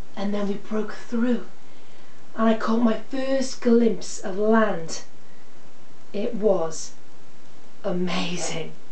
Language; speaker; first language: English; native; English